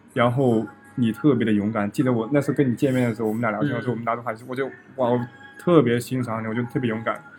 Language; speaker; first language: Chinese; native; Chinese